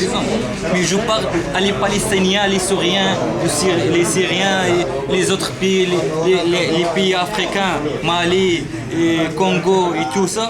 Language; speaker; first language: French; non-native, learner; Arabic